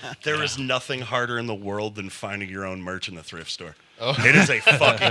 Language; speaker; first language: English; native; English